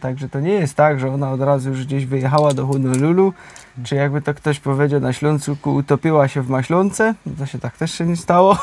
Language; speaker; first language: Polish; native; Polish